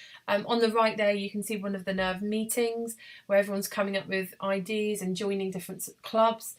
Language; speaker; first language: English; native; English